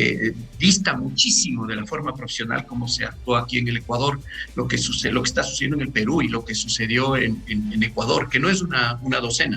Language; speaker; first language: Spanish; native; Spanish